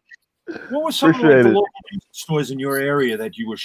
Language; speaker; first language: English; native; English